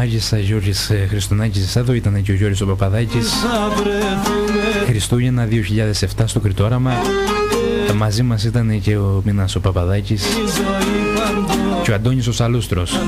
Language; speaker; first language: Greek; native; Greek